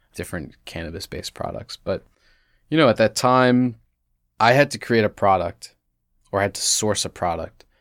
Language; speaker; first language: English; native; English